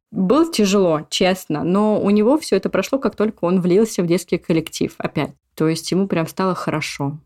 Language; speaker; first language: Russian; native; Russian